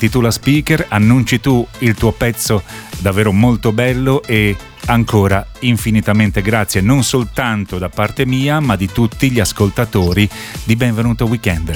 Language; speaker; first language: Italian; native; Italian